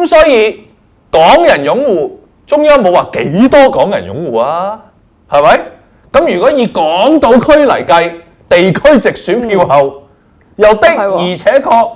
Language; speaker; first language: Cantonese; native; Cantonese